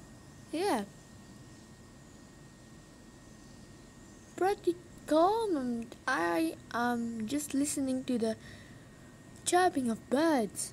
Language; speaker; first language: English; non-native, fluent; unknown